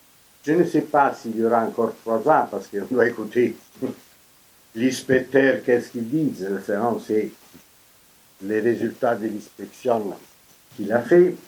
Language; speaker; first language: French; non-native, fluent; Italian